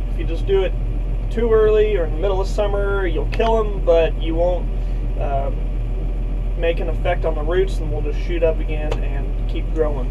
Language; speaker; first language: English; native; English